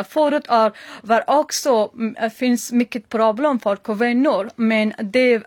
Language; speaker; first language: Swedish; non-native, learner; Persian